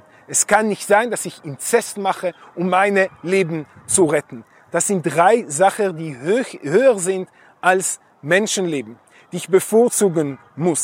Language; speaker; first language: German; non-native, fluent; Hebrew